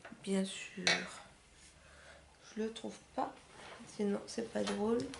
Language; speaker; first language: French; native; French